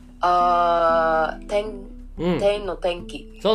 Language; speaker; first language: Japanese; non-native, learner; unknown